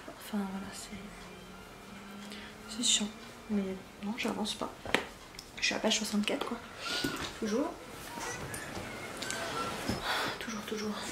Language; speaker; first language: French; native; French